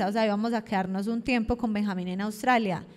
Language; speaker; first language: Spanish; native; Spanish